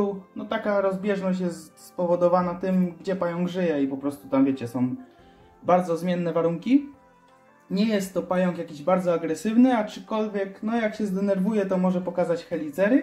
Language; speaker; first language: Polish; native; Polish